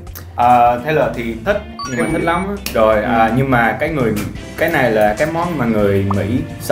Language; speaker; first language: Vietnamese; non-native, fluent; English